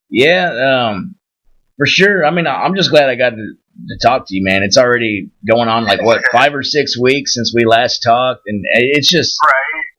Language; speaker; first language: English; native; English